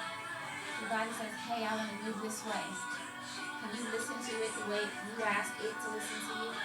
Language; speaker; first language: English; native; English